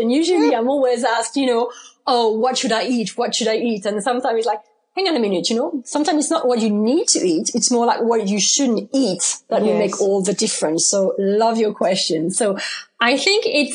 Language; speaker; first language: English; non-native, fluent; French